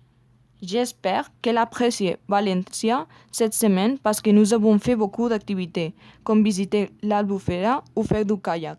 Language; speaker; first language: French; non-native, learner; Spanish